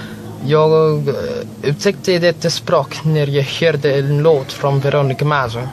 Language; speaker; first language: Swedish; non-native, learner; Filipino